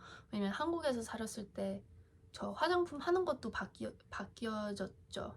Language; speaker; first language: Korean; early bilingual, heritage; English